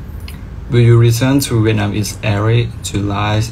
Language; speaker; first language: English; non-native, learner; Thai